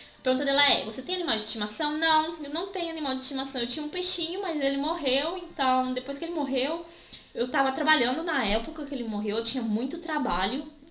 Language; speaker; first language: Portuguese; native; Portuguese